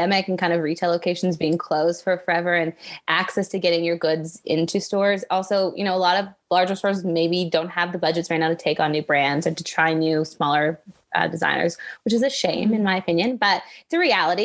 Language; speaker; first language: English; native; English